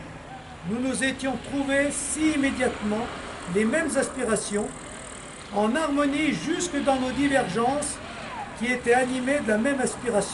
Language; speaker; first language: French; native; French